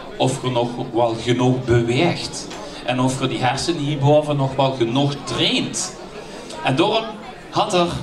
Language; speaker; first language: Dutch; non-native, local second language; Limburgish